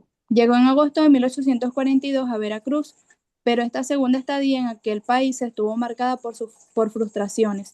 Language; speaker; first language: Spanish; native; Spanish